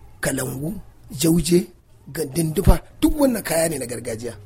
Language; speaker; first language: Hausa; native; Hausa